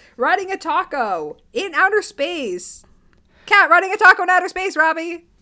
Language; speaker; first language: English; native; English